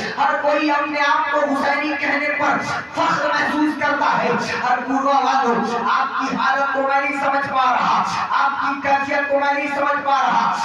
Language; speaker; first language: Urdu; native; Urdu